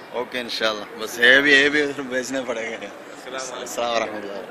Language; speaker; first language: Hindi; non-native, local second language; Malayalam